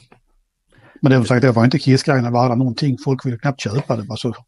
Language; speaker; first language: Swedish; native; Swedish